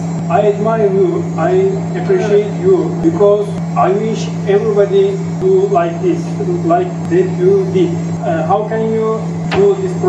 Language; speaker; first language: English; non-native, learner; Turkish